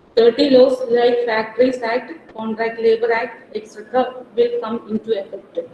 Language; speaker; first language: English; non-native, local second language; Malayalam